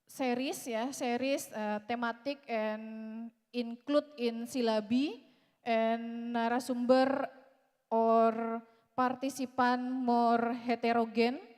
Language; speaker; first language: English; non-native, learner; Indonesian